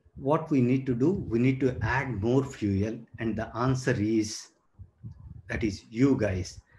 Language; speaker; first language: English; non-native, local second language; Telugu